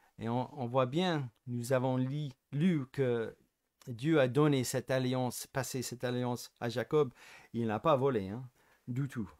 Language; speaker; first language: French; non-native, fluent; English